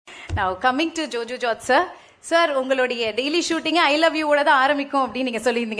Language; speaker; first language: Tamil; native; Tamil